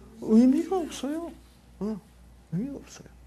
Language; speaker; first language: Korean; native; Korean